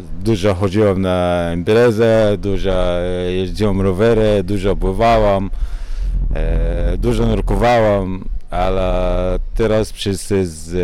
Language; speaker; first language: Polish; non-native, learner; Arabic